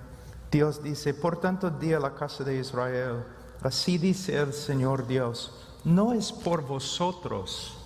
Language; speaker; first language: Spanish; non-native, fluent; English